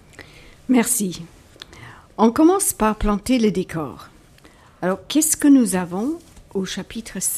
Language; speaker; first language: French; native; French